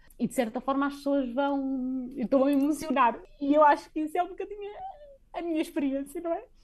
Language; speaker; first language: Portuguese; native; Portuguese